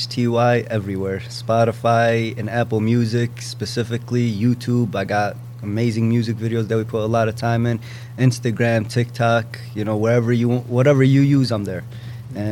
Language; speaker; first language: English; native; English